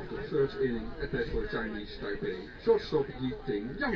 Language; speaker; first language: English; non-native, fluent; Dutch